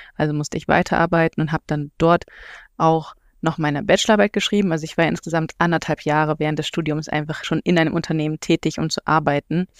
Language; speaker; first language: German; native; German